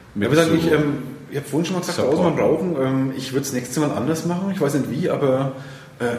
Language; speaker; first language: German; native; German